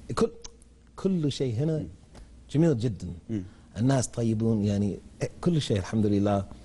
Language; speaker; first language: Arabic; non-native, fluent; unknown